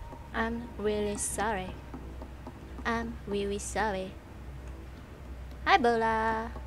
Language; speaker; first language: English; non-native, local second language; Malay